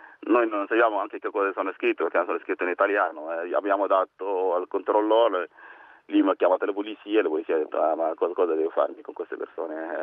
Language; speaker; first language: Italian; non-native, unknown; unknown